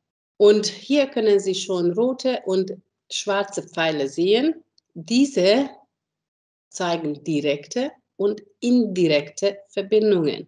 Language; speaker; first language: German; non-native, fluent; Hungarian